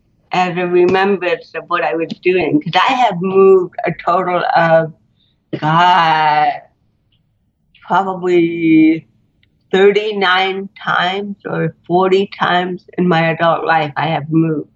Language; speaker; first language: English; native; English